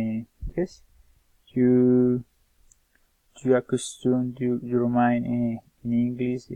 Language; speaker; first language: English; non-native, learner; Spanish